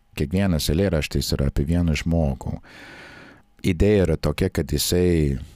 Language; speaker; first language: Lithuanian; non-native, fluent; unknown